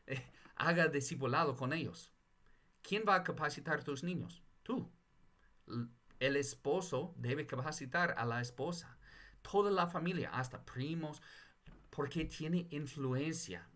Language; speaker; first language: Spanish; non-native, fluent; English